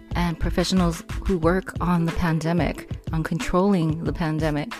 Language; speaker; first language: English; native; English